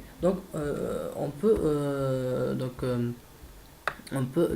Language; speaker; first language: French; non-native, learner; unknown